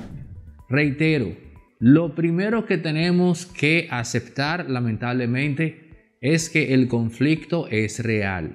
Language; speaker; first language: Spanish; native; Spanish